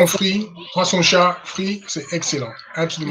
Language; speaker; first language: French; non-native, fluent; English